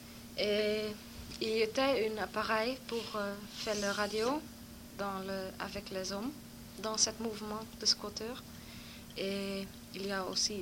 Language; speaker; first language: French; non-native, learner; Dutch